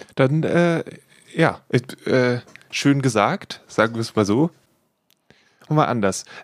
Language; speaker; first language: German; native; German